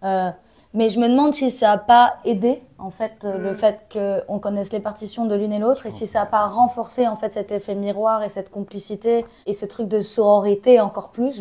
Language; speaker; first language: French; native; French